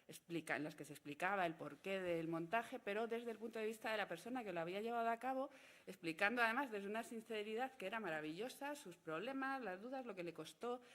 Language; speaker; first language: Spanish; native; Spanish